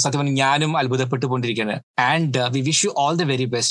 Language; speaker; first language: English; non-native, local second language; Malayalam